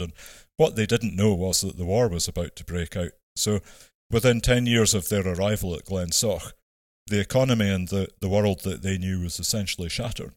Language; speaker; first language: English; native; English